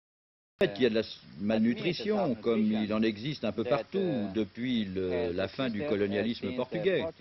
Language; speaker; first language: French; native; French